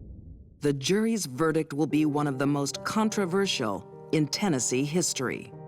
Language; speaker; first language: English; native; English